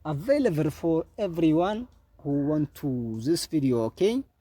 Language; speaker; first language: English; non-native, local second language; Amharic